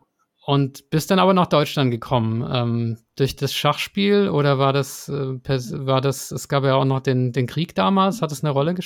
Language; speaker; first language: German; native; German